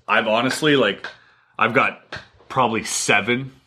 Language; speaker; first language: English; early bilingual, other home language; German